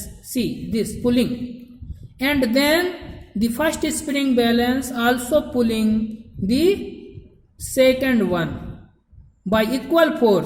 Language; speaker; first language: English; non-native, local second language; Hindi